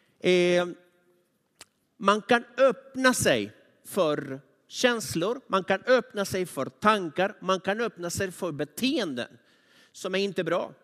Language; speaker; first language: Swedish; non-native, fluent; Spanish